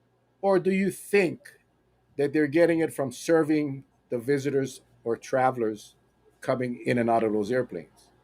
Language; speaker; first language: English; native; English